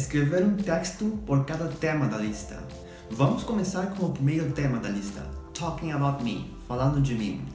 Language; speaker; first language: Portuguese; non-native, fluent; Spanish